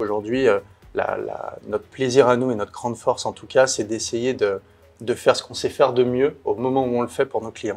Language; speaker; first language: French; native; French